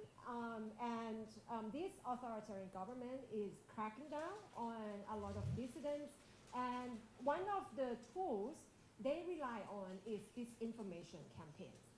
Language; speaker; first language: English; non-native, fluent; Thai